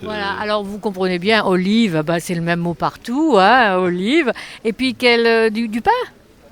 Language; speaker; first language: French; native; French